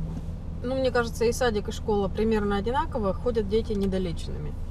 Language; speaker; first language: Russian; native; Russian